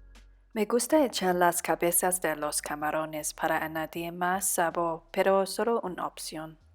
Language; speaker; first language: Spanish; non-native, fluent; Cantonese